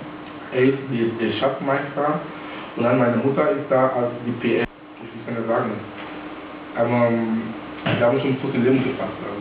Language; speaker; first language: German; non-native, fluent; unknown